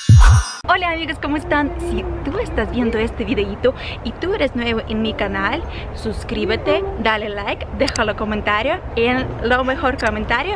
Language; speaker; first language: Spanish; non-native, fluent; Russian